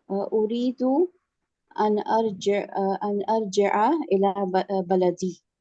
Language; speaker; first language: Arabic; non-native, learner; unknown